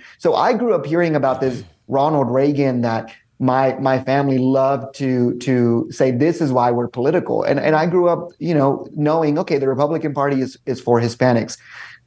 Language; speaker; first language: English; native; English